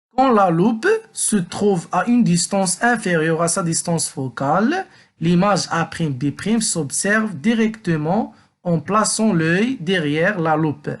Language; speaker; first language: French; non-native, local second language; Arabic